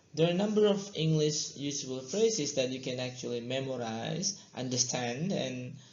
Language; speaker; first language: English; non-native, fluent; Indonesian